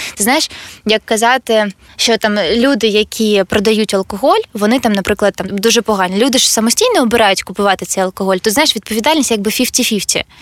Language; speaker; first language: Ukrainian; non-native, local second language; Russian